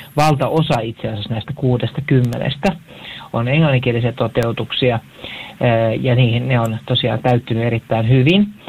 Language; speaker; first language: Finnish; native; Finnish